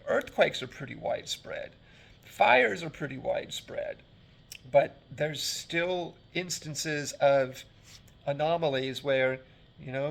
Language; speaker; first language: English; native; English